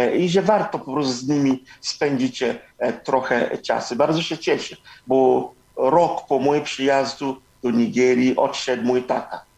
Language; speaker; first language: Polish; non-native, fluent; Igbo